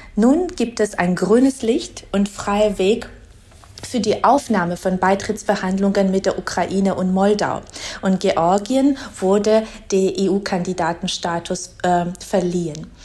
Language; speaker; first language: German; non-native, fluent; Georgian